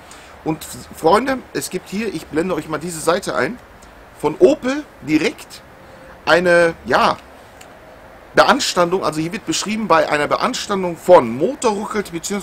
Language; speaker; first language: German; native; German